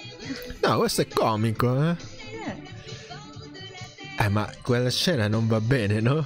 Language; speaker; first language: Italian; non-native, learner; Japanese